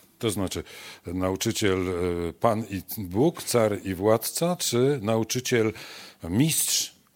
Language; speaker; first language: Polish; native; Polish